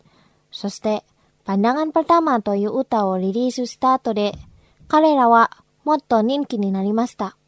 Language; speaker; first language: Japanese; non-native, fluent; Indonesian